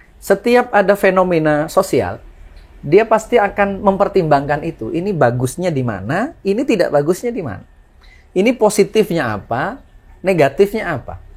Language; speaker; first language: Indonesian; non-native, local second language; Madurese